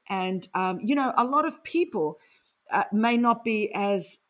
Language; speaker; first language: English; non-native, local second language; Greek